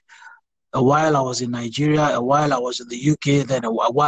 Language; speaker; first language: English; non-native, local second language; Yoruba